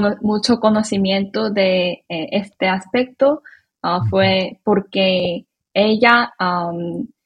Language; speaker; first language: Spanish; non-native, fluent; Korean